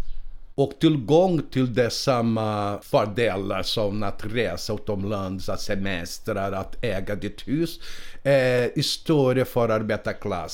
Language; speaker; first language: Swedish; non-native, fluent; Portuguese